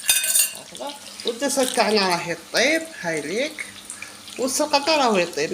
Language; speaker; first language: Arabic; native; Arabic